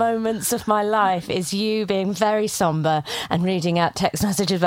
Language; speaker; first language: English; native; English